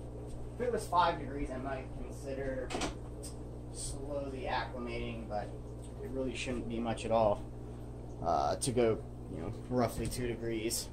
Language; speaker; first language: English; native; English